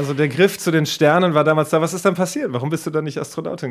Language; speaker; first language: German; native; German